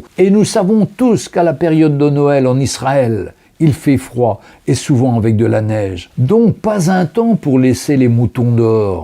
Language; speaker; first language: French; native; French